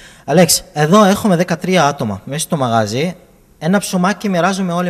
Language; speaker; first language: Greek; non-native, fluent; Arabic